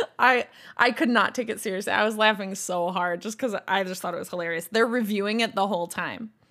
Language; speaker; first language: English; native; English